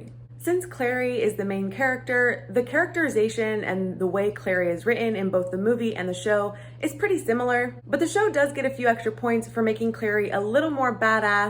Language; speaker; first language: English; native; English